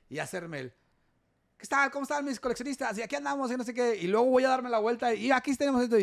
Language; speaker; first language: Spanish; native; Spanish